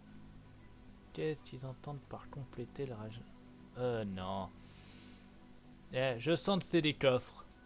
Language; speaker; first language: French; native; French